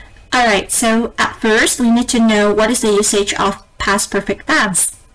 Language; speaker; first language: English; non-native, fluent; Indonesian